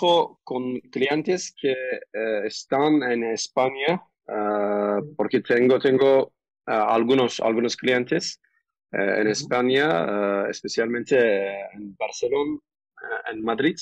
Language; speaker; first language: Spanish; non-native, learner; Turkish